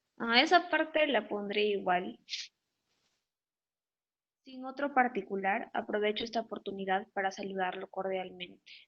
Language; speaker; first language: Spanish; native; Spanish